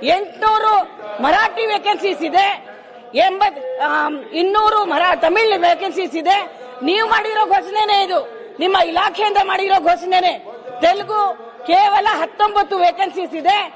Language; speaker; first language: Kannada; non-native, local second language; Urdu